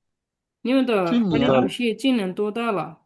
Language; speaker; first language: Chinese; non-native, fluent; Bangla